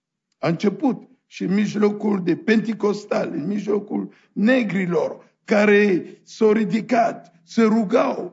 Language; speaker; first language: Romanian; non-native, fluent; French